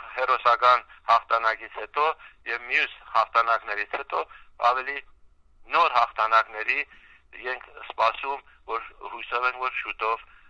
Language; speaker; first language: Armenian; early bilingual, heritage; Armenian